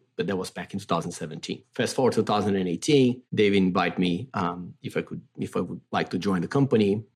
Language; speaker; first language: English; non-native, fluent; Portuguese